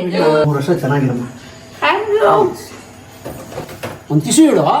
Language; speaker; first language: Kannada; native; Kannada